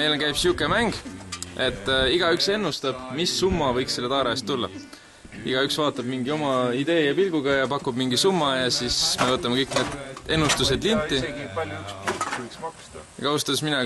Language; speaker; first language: Estonian; native; Estonian